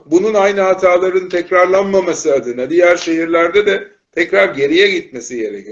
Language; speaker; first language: Turkish; native; Turkish